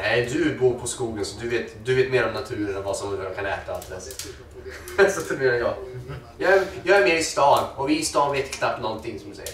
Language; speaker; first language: Swedish; native; Swedish